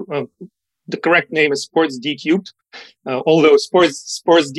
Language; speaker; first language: English; non-native, fluent; Ukrainian